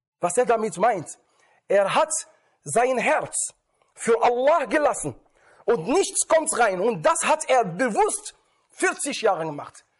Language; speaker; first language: German; non-native, fluent; Arabic